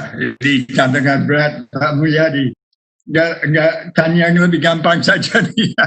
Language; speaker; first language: Indonesian; non-native, fluent; English